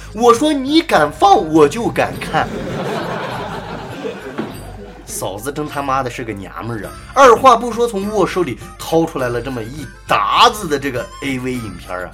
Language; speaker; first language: Chinese; native; Chinese